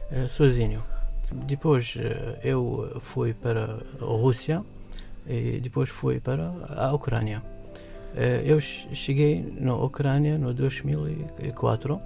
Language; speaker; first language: Portuguese; non-native, fluent; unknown